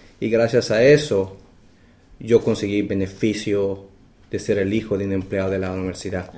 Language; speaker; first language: Spanish; native; Spanish